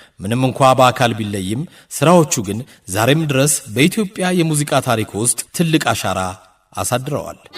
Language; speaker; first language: Amharic; native; Amharic